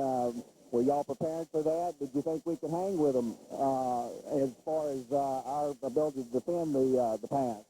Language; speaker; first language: English; native; English